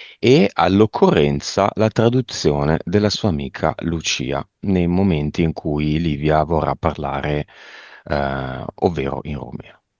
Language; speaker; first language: Italian; native; Italian